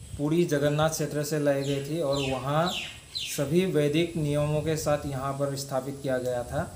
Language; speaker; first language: Hindi; non-native, local second language; Assamese